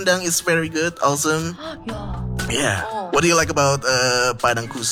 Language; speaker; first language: English; non-native, fluent; Indonesian